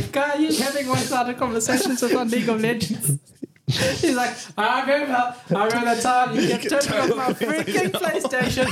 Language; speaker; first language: English; native; English